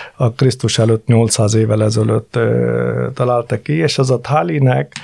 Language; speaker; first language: Hungarian; non-native, fluent; Punjabi